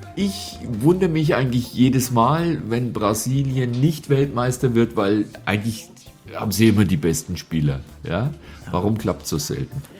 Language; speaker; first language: German; native; German